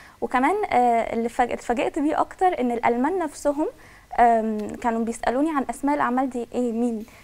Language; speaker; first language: Arabic; native; Arabic